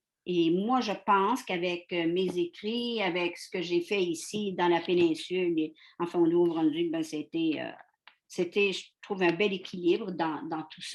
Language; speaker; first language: French; native; French